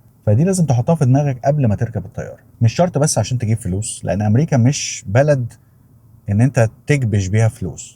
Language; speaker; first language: Arabic; native; Arabic